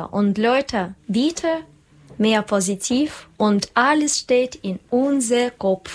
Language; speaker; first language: German; non-native, learner; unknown